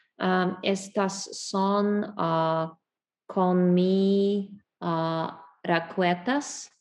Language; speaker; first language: Spanish; non-native, learner; English